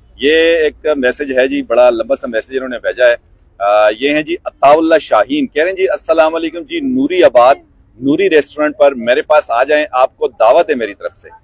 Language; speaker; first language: Urdu; non-native, local second language; Northern Hindko